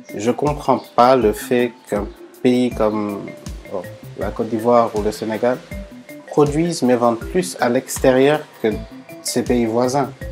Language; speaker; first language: French; non-native, local second language; Wolof